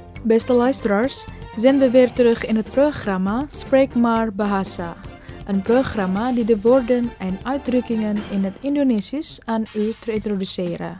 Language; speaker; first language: Dutch; non-native, learner; Indonesian